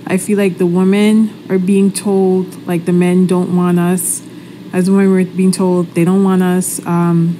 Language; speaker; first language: English; native; English